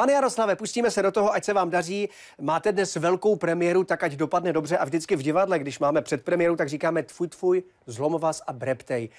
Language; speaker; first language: Czech; native; Czech